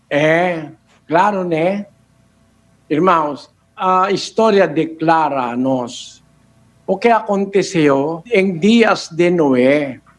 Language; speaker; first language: Portuguese; non-native, learner; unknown